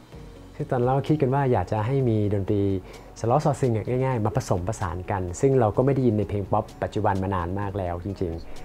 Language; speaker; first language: Thai; native; Thai